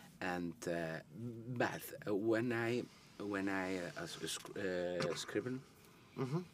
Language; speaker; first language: English; non-native, learner; Italian